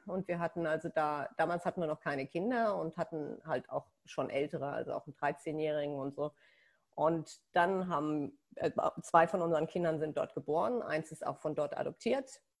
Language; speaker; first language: German; native; German